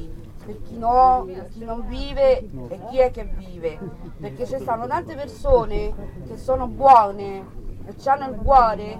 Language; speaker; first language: Italian; early bilingual, other home language; Spanish